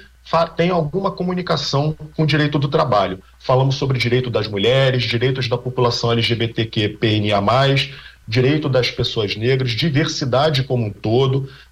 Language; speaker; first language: Portuguese; native; Portuguese